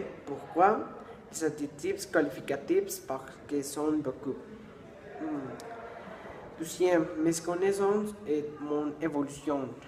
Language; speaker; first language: French; non-native, learner; Spanish